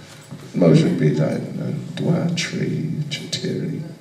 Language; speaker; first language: Russian; non-native, learner; English